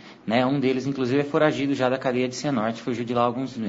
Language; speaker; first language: Portuguese; native; Portuguese